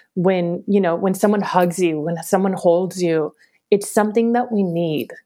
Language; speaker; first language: English; early bilingual, other home language; Spanish